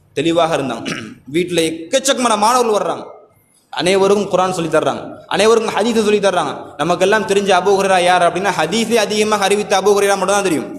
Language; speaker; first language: Tamil; native; Tamil